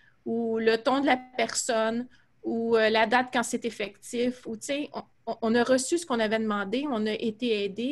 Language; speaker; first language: French; native; French